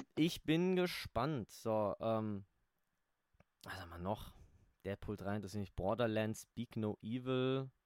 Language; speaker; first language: German; native; German